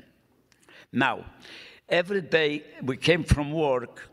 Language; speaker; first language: English; non-native, fluent; Polish